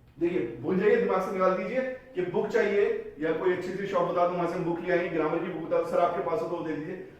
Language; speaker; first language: Hindi; native; Hindi